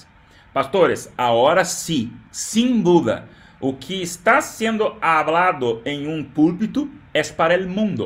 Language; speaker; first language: Spanish; non-native, learner; Portuguese